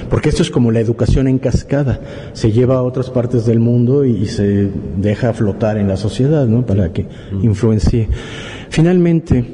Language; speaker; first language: Spanish; native; Spanish